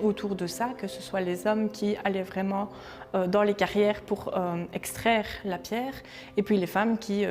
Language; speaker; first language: French; native; French